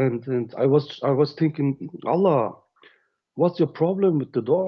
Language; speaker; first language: English; non-native, learner; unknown